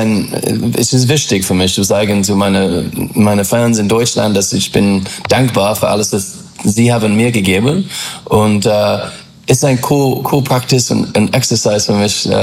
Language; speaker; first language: German; non-native, learner; English